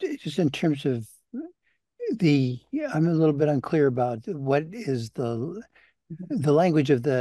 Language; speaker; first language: English; native; English